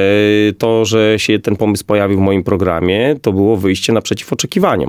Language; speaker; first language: Polish; native; Polish